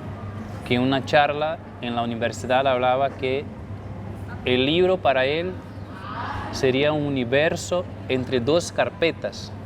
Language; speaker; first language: Spanish; non-native, fluent; Portuguese